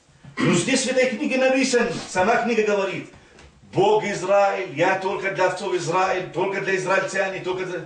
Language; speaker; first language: Russian; non-native, fluent; Arabic